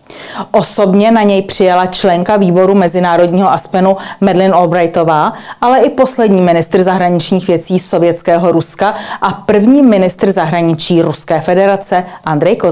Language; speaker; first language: Czech; native; Czech